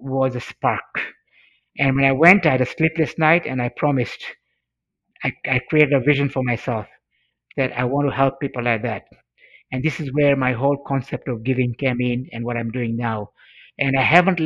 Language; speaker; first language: English; non-native, local second language; Swahili